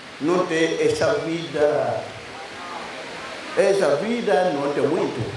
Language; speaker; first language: Portuguese; non-native, learner; Lingala